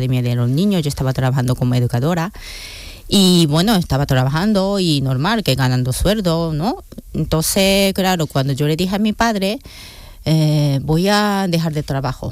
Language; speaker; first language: Spanish; non-native, fluent; Japanese